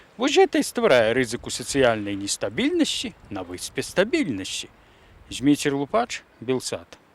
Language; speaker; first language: Belarusian; native; Belarusian